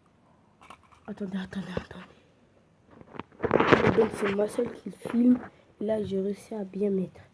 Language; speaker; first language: French; native; French